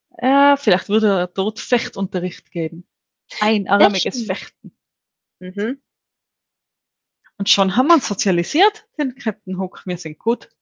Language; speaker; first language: German; native; German